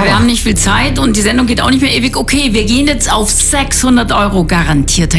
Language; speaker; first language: German; native; German